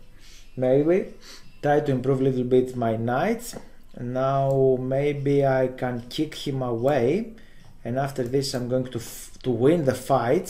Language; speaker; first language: English; non-native, fluent; Greek